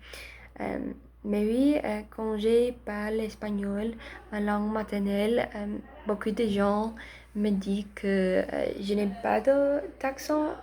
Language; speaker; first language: French; non-native, learner; Spanish